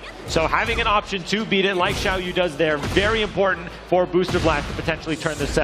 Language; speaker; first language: English; native; English